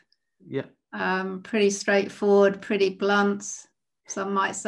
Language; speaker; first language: English; native; English